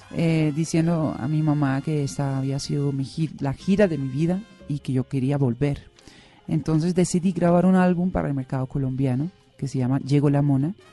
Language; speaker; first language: Spanish; non-native, fluent; Dutch